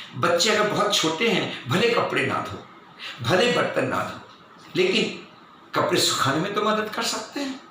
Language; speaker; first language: Hindi; non-native, local second language; Bangla